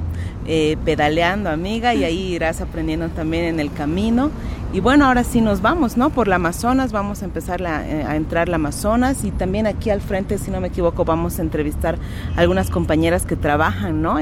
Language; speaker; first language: Spanish; native; Spanish